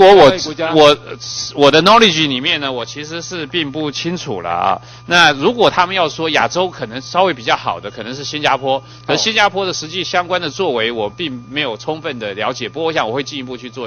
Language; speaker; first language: Chinese; native; Chinese